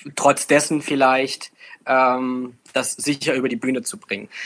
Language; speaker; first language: German; native; German